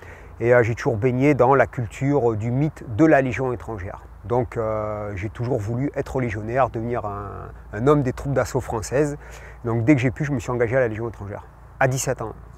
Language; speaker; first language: French; native; French